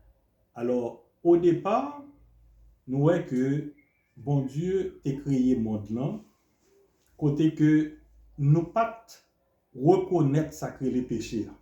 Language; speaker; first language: French; non-native, local second language; Haitian Creole